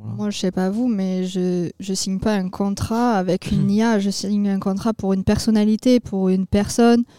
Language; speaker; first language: French; native; French